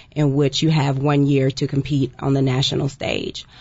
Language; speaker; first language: English; native; English